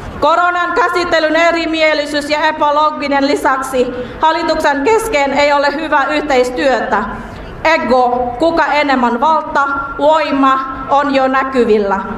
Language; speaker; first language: Finnish; non-native, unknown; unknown